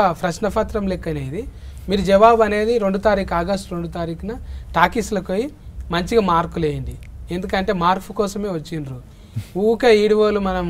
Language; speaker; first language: Telugu; native; Telugu